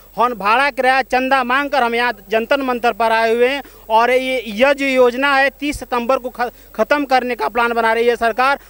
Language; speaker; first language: Hindi; native; Hindi